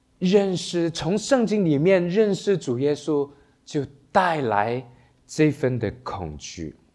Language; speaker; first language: Chinese; non-native, local second language; Cantonese